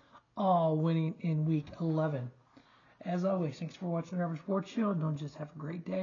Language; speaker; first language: English; native; English